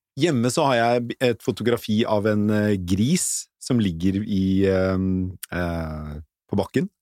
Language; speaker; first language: Norwegian; native; Norwegian